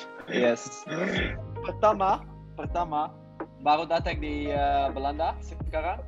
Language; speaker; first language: Indonesian; non-native, learner; Dutch